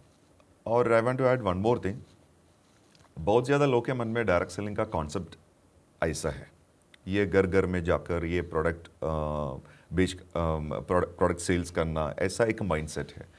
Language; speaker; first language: Hindi; non-native, local second language; Malayalam